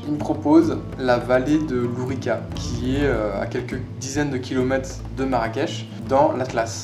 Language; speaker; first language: French; native; French